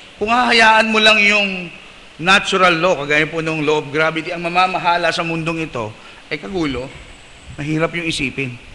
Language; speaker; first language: Filipino; non-native, local second language; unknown